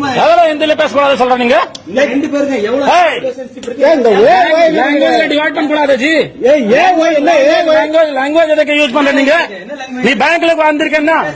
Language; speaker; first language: Tamil; non-native, learner; Hindi